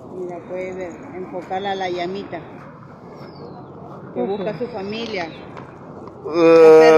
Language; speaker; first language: Spanish; native; Spanish